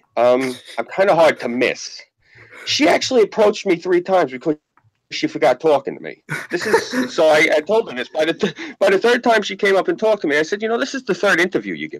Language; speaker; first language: English; native; English